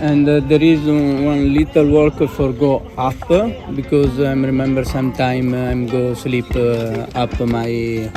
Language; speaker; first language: English; non-native, learner; Italian